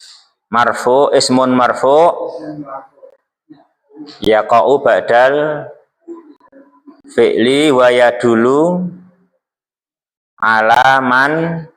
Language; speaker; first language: Arabic; non-native, fluent; Javanese